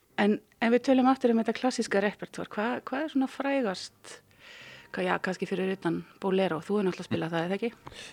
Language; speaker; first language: Icelandic; native; Icelandic